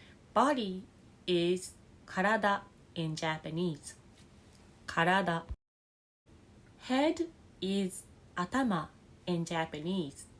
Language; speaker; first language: English; non-native, fluent; Japanese